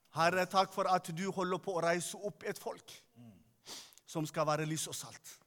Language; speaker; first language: Norwegian; non-native, fluent; Tigrinya